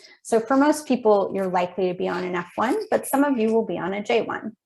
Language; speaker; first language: English; native; English